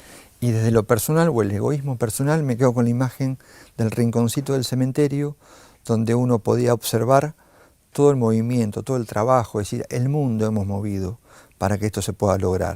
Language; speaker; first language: Spanish; native; Spanish